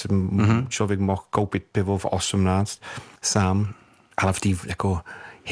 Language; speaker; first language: Czech; non-native, fluent; English